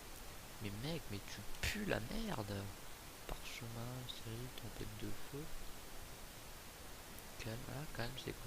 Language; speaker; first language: French; native; French